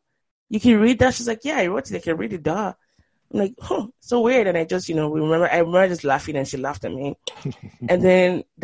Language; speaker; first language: English; non-native, local second language; Yoruba